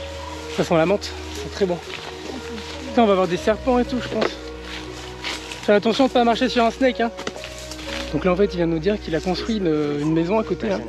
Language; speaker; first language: French; native; French